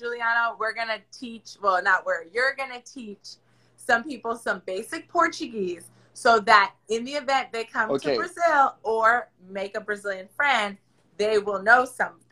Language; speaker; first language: English; native; English